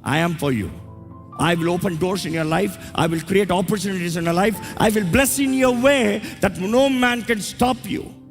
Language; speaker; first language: English; non-native, local second language; Telugu